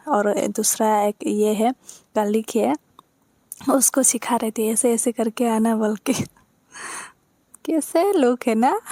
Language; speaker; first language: Hindi; non-native, local second language; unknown